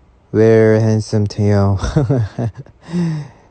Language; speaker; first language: English; non-native, learner; Korean